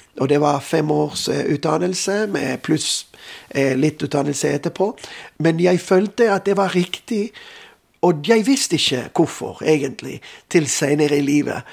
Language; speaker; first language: Norwegian; non-native, fluent; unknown